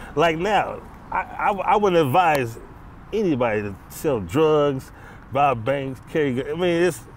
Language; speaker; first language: English; native; English